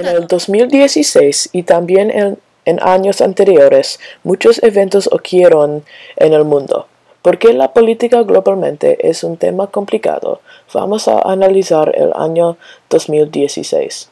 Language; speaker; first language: Spanish; non-native, learner; English